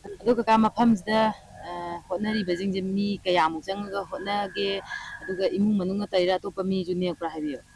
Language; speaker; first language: Manipuri; native; Manipuri